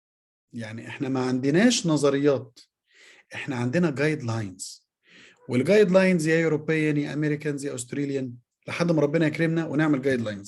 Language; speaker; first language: Arabic; native; Arabic